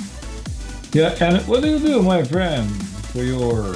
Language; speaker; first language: English; non-native, fluent; Croatian